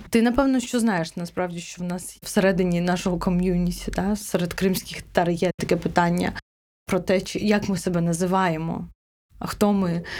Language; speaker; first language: Ukrainian; non-native, local second language; Crimean Tatar